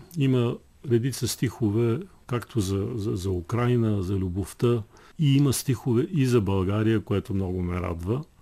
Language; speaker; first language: Bulgarian; native; Bulgarian